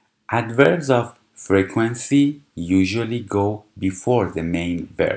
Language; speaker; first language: English; non-native, fluent; Persian